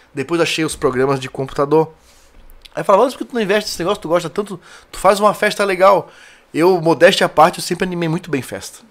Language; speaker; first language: Portuguese; native; Portuguese